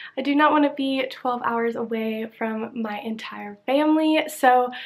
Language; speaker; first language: English; native; English